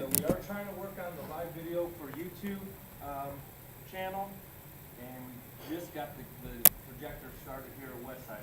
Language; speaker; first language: English; native; English